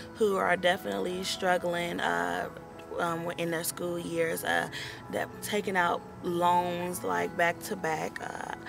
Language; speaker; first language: English; native; English